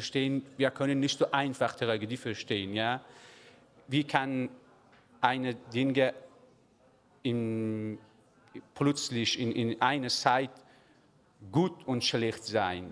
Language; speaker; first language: German; non-native, learner; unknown